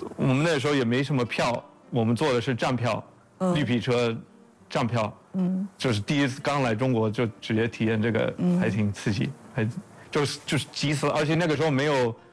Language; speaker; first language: Chinese; non-native, fluent; English